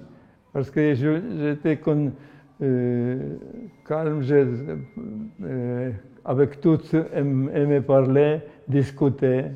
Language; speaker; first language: French; non-native, learner; Polish